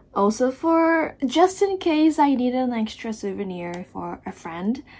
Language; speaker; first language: English; non-native, fluent; Japanese